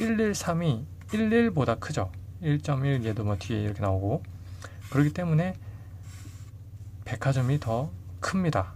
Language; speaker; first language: Korean; native; Korean